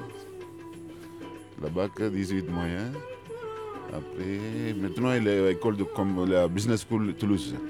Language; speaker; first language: French; non-native, learner; Tamil